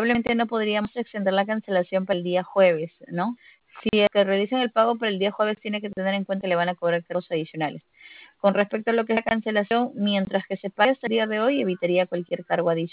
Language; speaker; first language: Spanish; native; Spanish